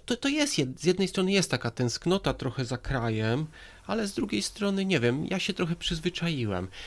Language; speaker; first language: Polish; native; Polish